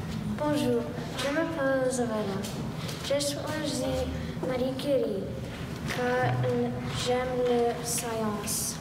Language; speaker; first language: French; non-native, learner; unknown